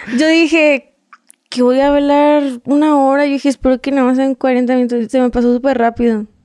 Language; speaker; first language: Spanish; native; Spanish